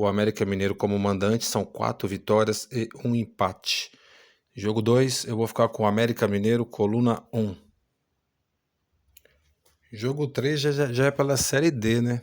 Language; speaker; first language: Portuguese; native; Portuguese